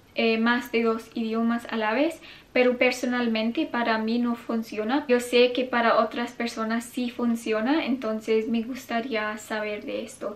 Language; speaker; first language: Spanish; non-native, fluent; English